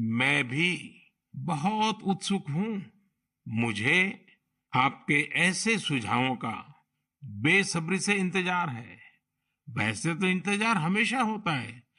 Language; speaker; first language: Hindi; non-native, local second language; Gujarati